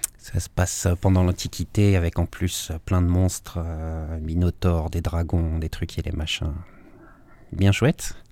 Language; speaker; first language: French; native; French